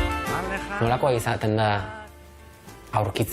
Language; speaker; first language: Basque; native; Basque